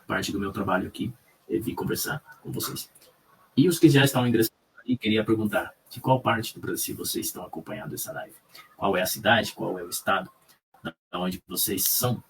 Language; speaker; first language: Portuguese; non-native, fluent; Spanish